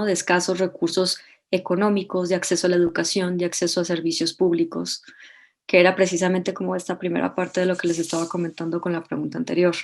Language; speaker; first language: Spanish; native; Spanish